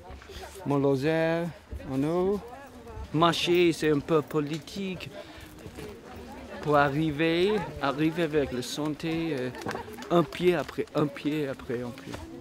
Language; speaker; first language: French; non-native, learner; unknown